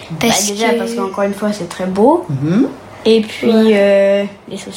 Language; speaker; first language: French; early bilingual, heritage; French